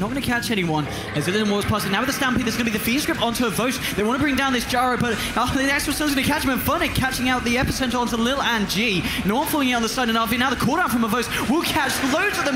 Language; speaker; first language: English; native; English